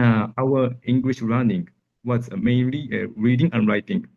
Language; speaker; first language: English; non-native, learner; Japanese